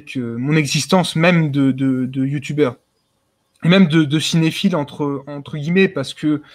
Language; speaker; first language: French; native; French